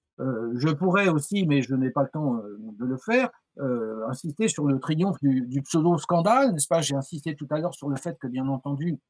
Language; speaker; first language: French; native; French